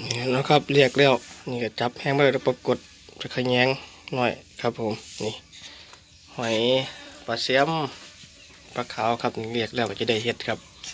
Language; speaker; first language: Thai; native; Thai